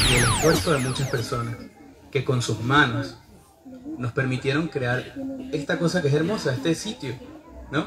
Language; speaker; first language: Spanish; native; Spanish